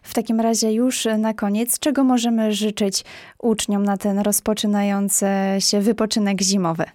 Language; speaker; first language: Polish; native; Polish